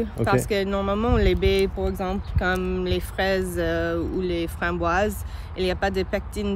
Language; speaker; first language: French; non-native, learner; English